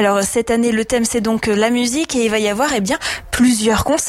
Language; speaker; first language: French; native; French